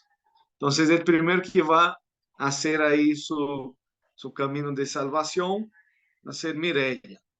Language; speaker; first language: Portuguese; non-native, learner; Spanish